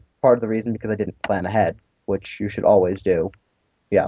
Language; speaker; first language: English; native; English